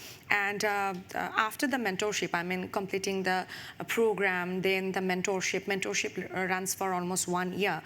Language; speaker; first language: English; non-native, local second language; Bangla